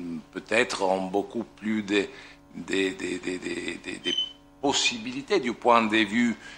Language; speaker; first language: French; non-native, fluent; Italian